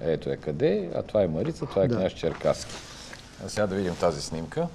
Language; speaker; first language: Bulgarian; native; Bulgarian